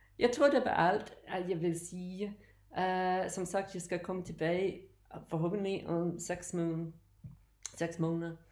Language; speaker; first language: Danish; non-native, learner; English